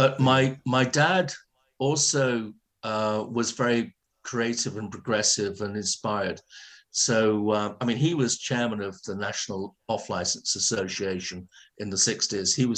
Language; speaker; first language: English; native; English